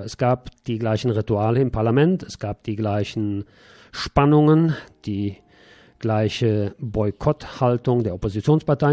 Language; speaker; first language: German; native; German